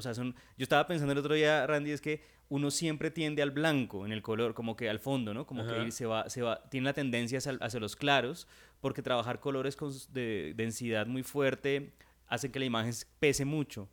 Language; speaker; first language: Spanish; native; Spanish